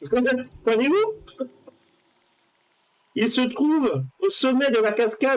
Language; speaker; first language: French; native; French